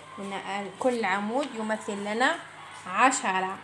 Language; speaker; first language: Arabic; native; Arabic